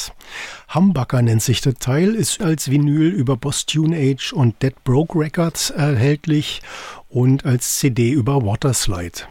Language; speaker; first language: German; native; German